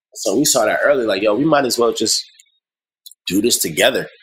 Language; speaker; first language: English; native; English